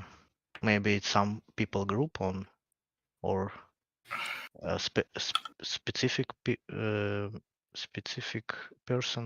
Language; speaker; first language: English; non-native, learner; Russian